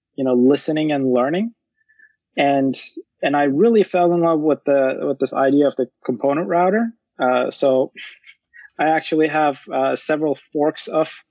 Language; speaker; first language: English; non-native, fluent; Turkish